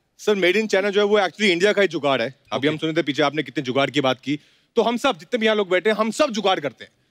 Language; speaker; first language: Hindi; native; Hindi